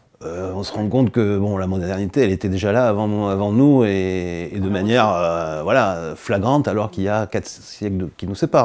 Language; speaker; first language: French; native; French